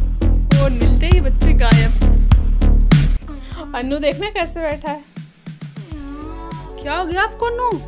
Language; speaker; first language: Hindi; native; Hindi